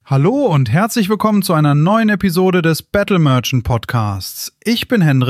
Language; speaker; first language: German; native; German